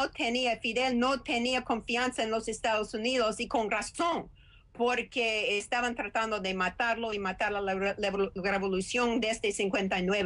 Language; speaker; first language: Spanish; non-native, fluent; English